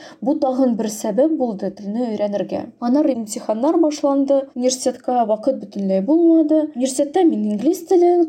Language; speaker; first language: Tatar; non-native, learner; Russian